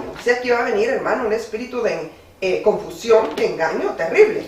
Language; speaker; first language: Spanish; native; Spanish